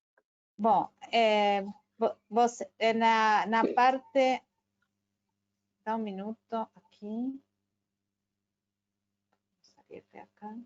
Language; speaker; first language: Portuguese; non-native, fluent; Spanish